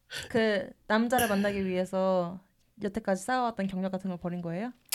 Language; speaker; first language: Korean; native; Korean